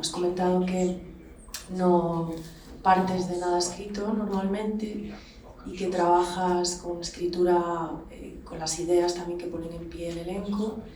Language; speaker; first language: Spanish; native; Spanish